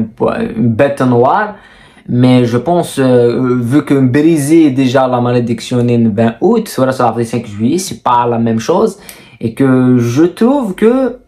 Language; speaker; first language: French; non-native, local second language; Kabyle